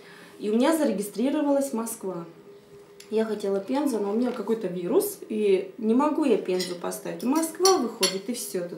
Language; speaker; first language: Russian; native; Russian